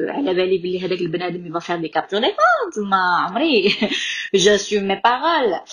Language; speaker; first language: French; non-native, local second language; Arabic